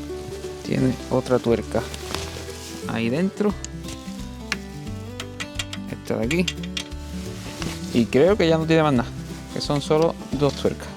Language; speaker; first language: Spanish; native; Spanish